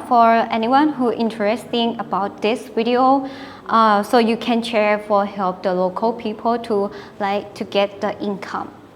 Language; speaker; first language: English; non-native, learner; Thai